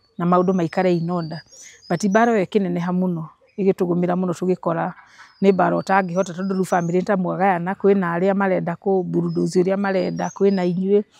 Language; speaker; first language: Kikuyu; native; Kikuyu